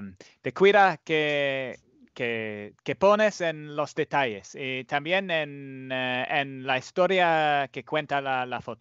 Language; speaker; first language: Spanish; non-native, fluent; English